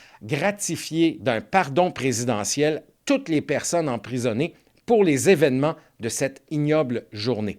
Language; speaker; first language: French; native; French